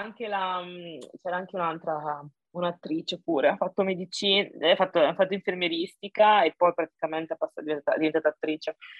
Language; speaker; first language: Italian; early bilingual, other home language; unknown